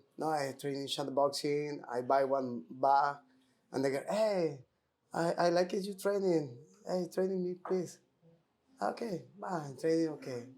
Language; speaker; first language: English; non-native, learner; Spanish